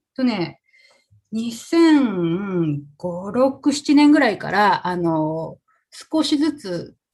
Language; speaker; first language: Japanese; native; Japanese